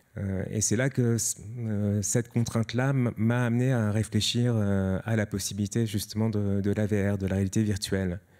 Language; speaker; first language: French; native; French